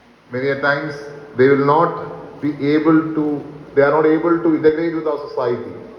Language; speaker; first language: English; non-native, local second language; Malayalam